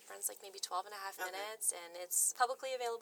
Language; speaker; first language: English; native; English